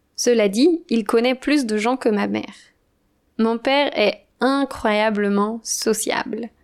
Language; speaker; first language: French; native; French